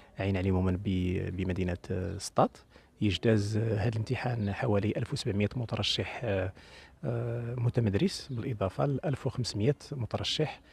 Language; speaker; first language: Arabic; native; Arabic